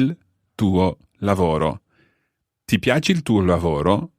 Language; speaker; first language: Italian; non-native, fluent; English